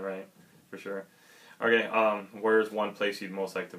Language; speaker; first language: English; native; English